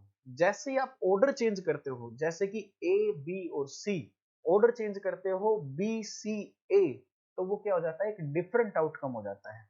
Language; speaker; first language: Hindi; native; Hindi